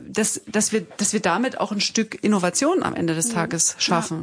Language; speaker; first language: German; native; German